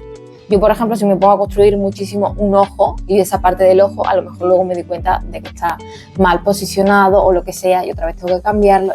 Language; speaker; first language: Spanish; native; Spanish